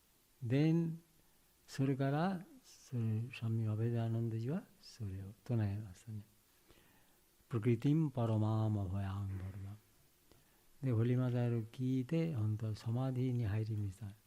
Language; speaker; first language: Japanese; non-native, learner; Bangla